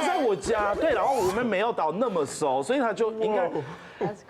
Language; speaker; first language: Chinese; non-native, fluent; French